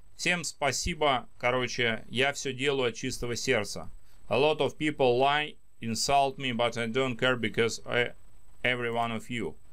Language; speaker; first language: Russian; native; Russian